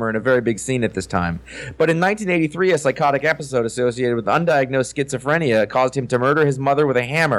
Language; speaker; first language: English; native; English